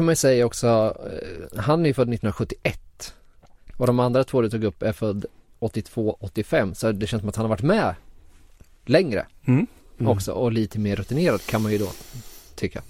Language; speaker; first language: Swedish; native; Swedish